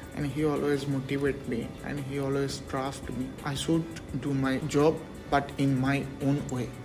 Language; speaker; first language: English; non-native, local second language; Bangla